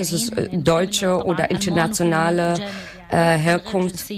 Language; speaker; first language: German; non-native, learner; Arabic